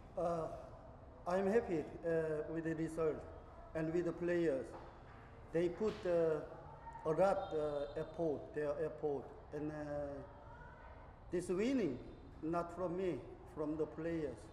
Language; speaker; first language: English; non-native, learner; Korean